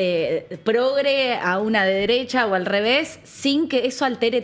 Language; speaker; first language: Spanish; native; Spanish